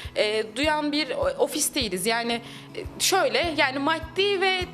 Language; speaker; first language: Turkish; native; Turkish